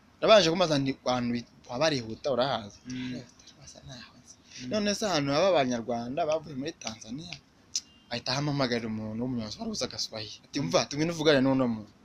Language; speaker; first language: Kinyarwanda; early bilingual, heritage; Swahili